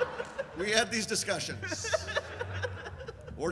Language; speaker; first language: English; native; English